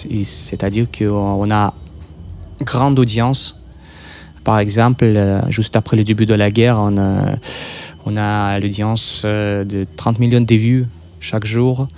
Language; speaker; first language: French; non-native, fluent; Russian